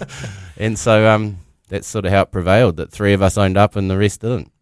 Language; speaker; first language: English; native; English